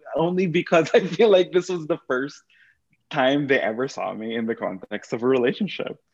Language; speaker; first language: English; non-native, local second language; Filipino